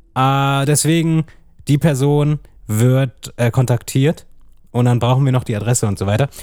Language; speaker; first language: German; native; German